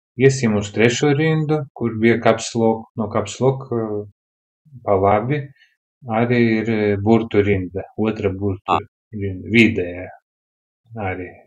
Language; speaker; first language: Latvian; non-native, local second language; Russian